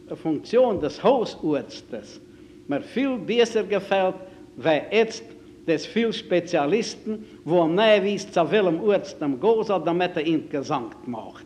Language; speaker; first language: German; native; German